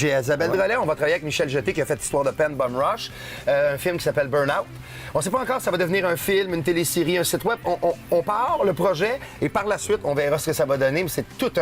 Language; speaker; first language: French; native; French